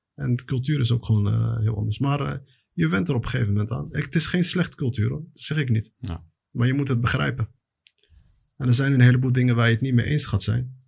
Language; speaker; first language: Dutch; native; Dutch